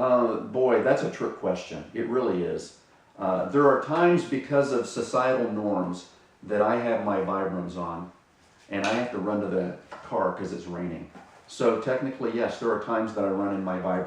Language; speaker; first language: English; native; English